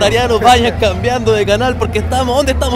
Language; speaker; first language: Spanish; native; Spanish